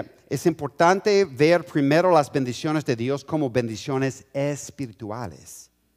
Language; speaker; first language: Spanish; non-native, fluent; English